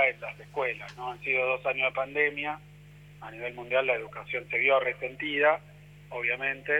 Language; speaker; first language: Spanish; native; Spanish